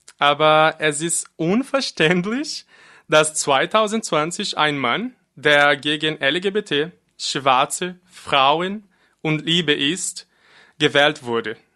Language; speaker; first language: German; non-native, fluent; Portuguese